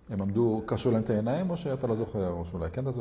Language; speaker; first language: Hebrew; native; Hebrew